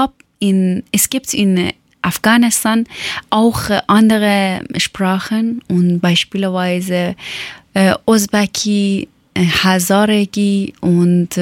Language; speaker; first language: German; non-native, learner; Persian